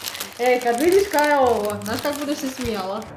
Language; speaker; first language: Croatian; native; Croatian